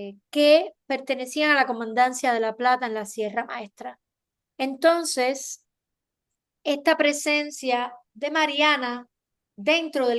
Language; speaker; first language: Spanish; native; Spanish